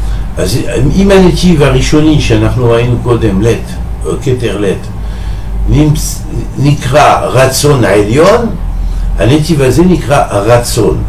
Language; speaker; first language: Hebrew; non-native, fluent; French